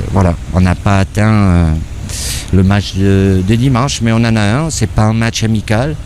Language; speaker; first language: French; native; French